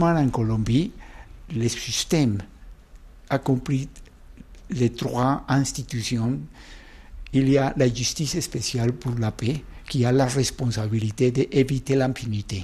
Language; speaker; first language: French; non-native, fluent; Spanish